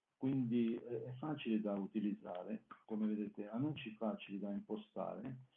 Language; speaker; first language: Italian; non-native, fluent; Armenian